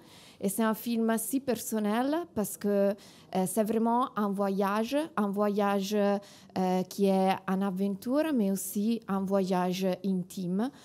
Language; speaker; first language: French; non-native, fluent; Italian